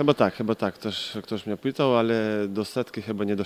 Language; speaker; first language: Polish; non-native, fluent; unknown